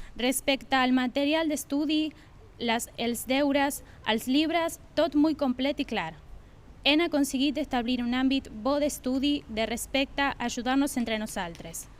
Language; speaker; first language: Catalan; non-native, learner; Spanish